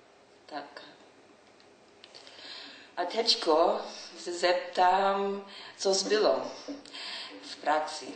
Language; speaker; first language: Czech; non-native, learner; German